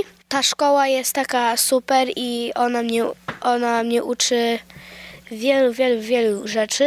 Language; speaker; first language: Polish; early bilingual, heritage; Polish